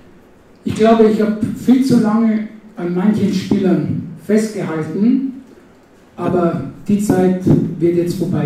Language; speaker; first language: German; non-native, fluent; Italian